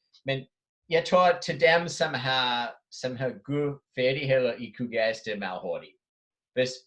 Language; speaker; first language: Danish; non-native, fluent; English